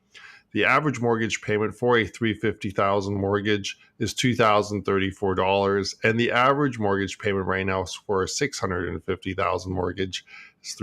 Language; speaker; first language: English; native; English